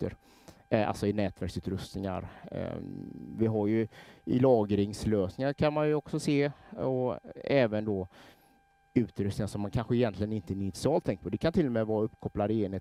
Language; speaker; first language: Swedish; native; Swedish